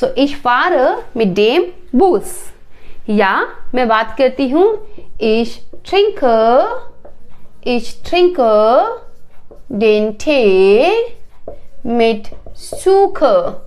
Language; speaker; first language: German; non-native, learner; Hindi